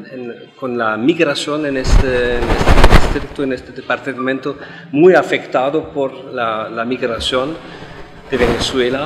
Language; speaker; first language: Spanish; non-native, fluent; German